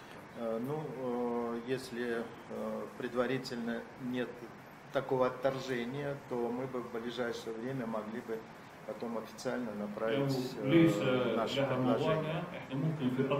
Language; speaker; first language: Russian; native; Russian